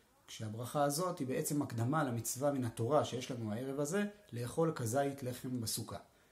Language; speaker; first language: Hebrew; native; Hebrew